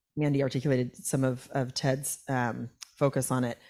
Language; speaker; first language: English; native; English